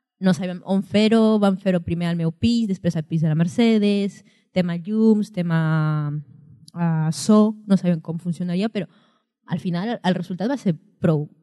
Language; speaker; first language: Catalan; non-native, fluent; Spanish